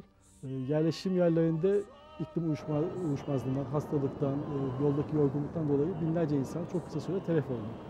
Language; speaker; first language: Turkish; native; Turkish